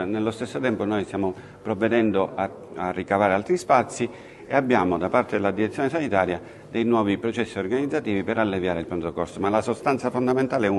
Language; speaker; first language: Italian; native; Italian